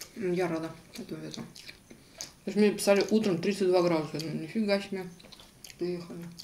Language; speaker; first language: Russian; native; Russian